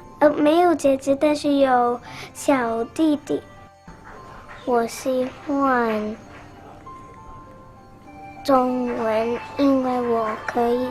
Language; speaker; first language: Chinese; non-native, learner; English